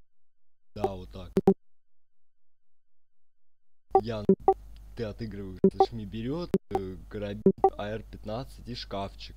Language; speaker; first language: Russian; native; Russian